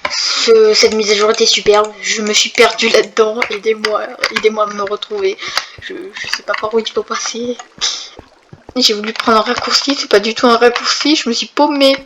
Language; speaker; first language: French; native; French